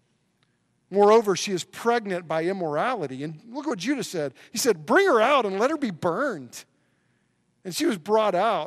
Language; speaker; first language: English; native; English